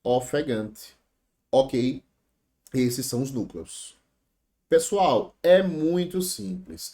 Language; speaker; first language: Portuguese; native; Portuguese